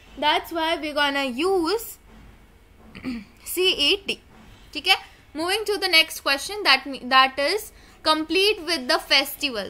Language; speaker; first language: English; non-native, local second language; Hindi